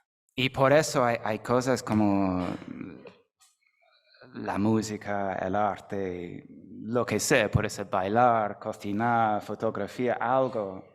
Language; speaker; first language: Spanish; non-native, fluent; English